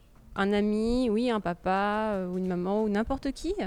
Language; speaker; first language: French; native; French